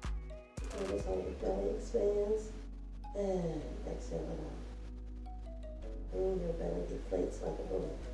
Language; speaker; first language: English; native; English